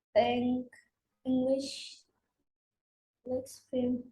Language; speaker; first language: English; non-native, learner; Vietnamese